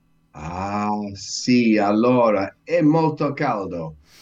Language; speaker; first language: Italian; non-native, learner; English